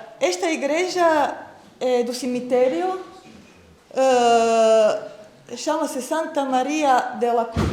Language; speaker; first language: Portuguese; non-native, fluent; Croatian